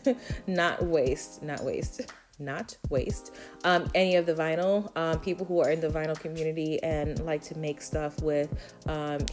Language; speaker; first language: English; native; English